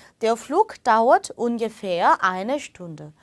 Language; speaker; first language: German; non-native, fluent; Korean